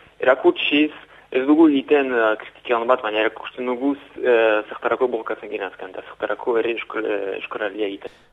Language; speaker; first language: Basque; non-native, local second language; French